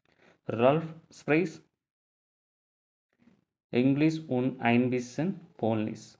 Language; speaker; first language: German; non-native, learner; Tamil